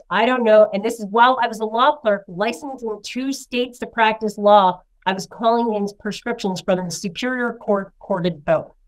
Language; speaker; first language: English; native; English